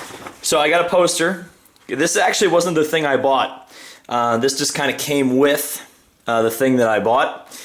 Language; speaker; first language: English; native; English